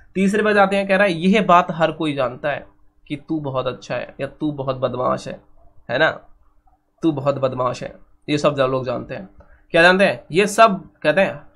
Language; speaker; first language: Hindi; native; Hindi